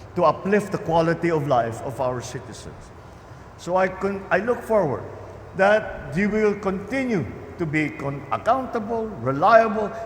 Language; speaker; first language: English; non-native, local second language; Filipino